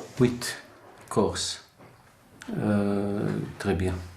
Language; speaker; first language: French; non-native, learner; Arabic